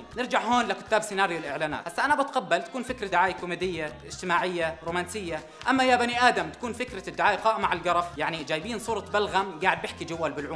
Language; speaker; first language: Arabic; native; Arabic